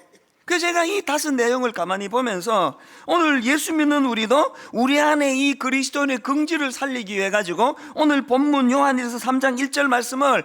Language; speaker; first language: Korean; native; Korean